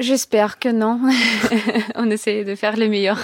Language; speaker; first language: French; non-native, learner; Russian